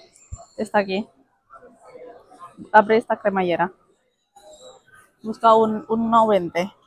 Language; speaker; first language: Spanish; non-native, learner; Indonesian